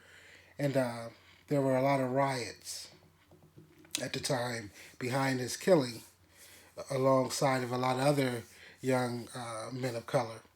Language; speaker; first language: English; native; English